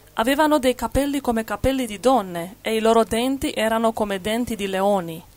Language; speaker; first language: Italian; non-native, fluent; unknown